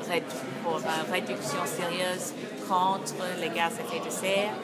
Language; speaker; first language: French; non-native, learner; English